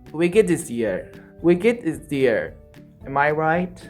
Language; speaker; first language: German; non-native, learner; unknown